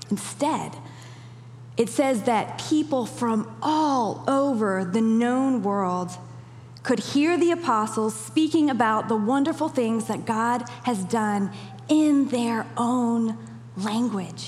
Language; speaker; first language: English; native; English